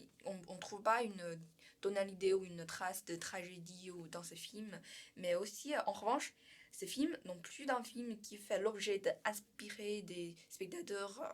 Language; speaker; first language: French; non-native, learner; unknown